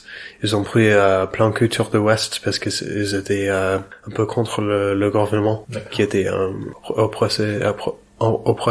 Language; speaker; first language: French; non-native, learner; English